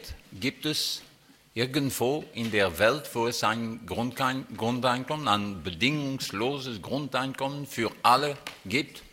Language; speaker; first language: German; non-native, fluent; French